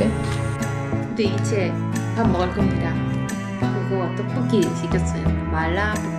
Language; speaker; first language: Korean; non-native, learner; Spanish